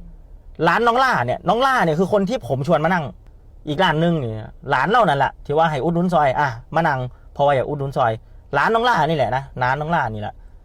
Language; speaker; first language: Thai; native; Thai